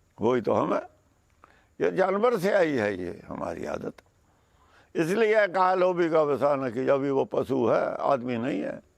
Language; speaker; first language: Hindi; non-native, local second language; Punjabi